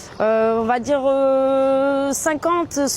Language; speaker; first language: French; native; French